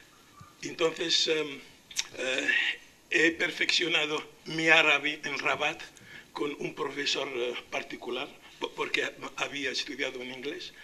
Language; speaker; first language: Spanish; non-native, local second language; Arabic